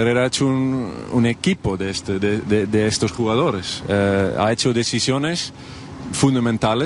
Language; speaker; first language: Spanish; non-native, fluent; Dutch